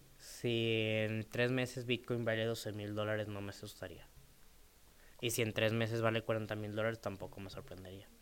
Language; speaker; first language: Spanish; native; Spanish